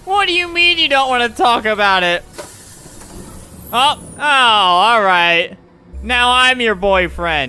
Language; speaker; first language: English; native; English